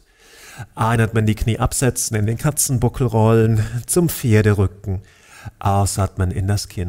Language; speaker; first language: German; native; German